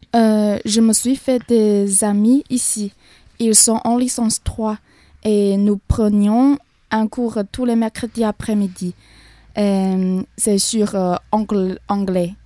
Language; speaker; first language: French; non-native, learner; Chinese